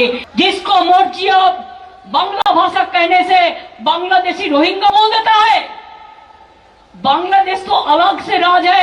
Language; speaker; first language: Hindi; non-native, local second language; Bangla